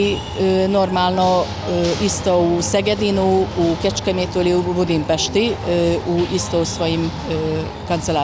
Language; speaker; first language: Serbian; non-native, fluent; Hungarian